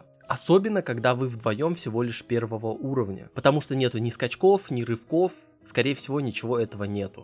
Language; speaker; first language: Russian; native; Russian